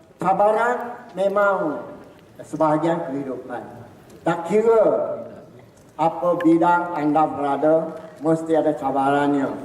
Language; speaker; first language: Malay; non-native, local second language; Min Nan Chinese